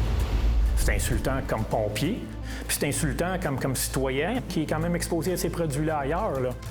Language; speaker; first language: French; native; French